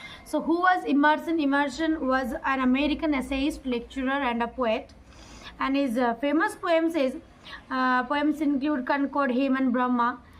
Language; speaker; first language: English; non-native, local second language; Bangla